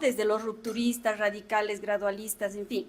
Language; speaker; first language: Spanish; native; Spanish